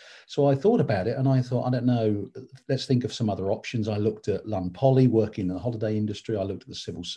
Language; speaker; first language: English; native; English